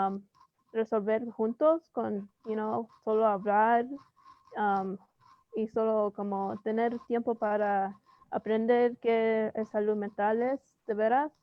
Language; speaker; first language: Spanish; early bilingual, heritage; Spanish